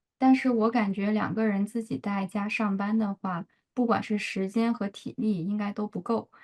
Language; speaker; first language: Chinese; native; Chinese